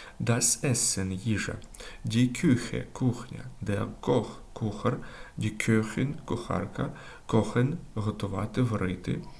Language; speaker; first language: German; non-native, learner; Ukrainian